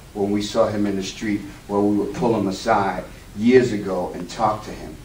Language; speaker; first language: English; native; English